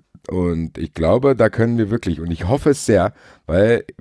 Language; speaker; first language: German; native; German